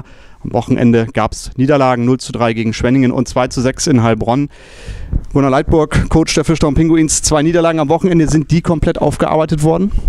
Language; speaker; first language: German; native; German